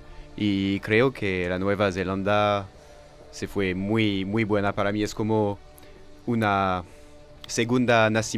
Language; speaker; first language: Spanish; non-native, learner; French